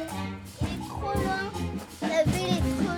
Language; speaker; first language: French; non-native, learner; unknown